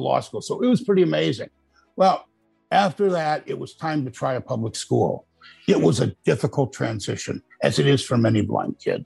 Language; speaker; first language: English; native; English